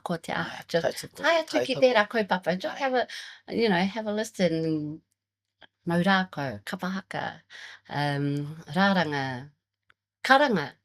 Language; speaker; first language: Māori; non-native, learner; English